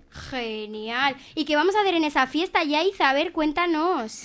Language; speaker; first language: Spanish; native; Spanish